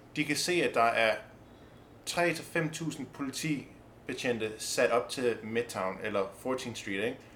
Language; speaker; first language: Danish; native; Danish